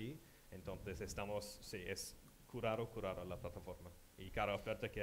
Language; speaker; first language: Spanish; non-native, fluent; English